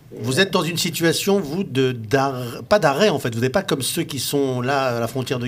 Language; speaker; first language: French; native; French